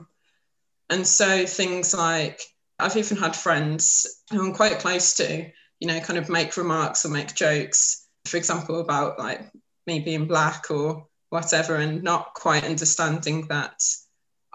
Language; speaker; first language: English; native; English